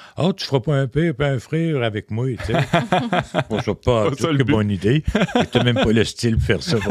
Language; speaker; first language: French; native; French